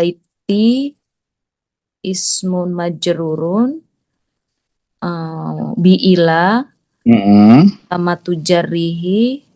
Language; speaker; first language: Arabic; non-native, learner; Indonesian